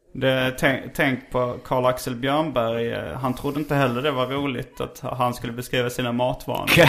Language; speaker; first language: Swedish; native; Swedish